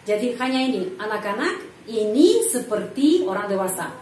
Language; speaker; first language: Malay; non-native, fluent; Russian